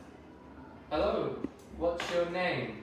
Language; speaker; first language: English; native; English